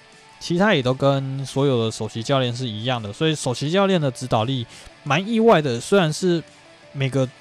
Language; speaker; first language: Chinese; native; Chinese